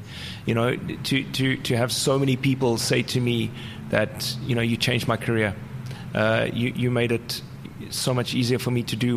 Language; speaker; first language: English; native; English